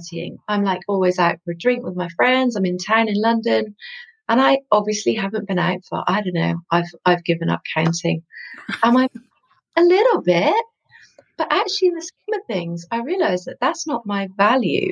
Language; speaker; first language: English; native; English